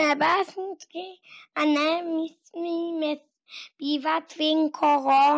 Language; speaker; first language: Czech; early bilingual, heritage; Czech